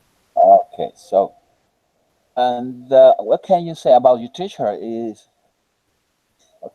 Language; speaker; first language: English; non-native, learner; Spanish